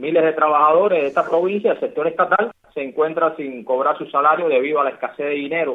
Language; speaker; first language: Spanish; native; Spanish